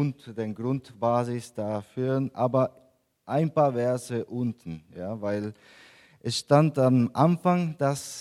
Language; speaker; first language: German; non-native, fluent; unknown